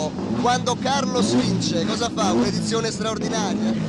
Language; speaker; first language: Italian; native; Italian